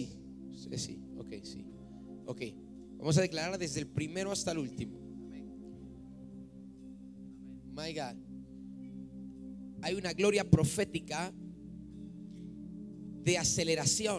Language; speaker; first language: Spanish; native; Spanish